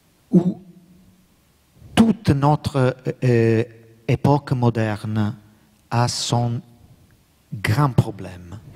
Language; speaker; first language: French; non-native, learner; Italian